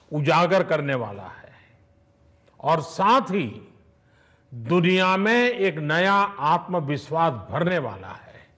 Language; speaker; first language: Hindi; native; Hindi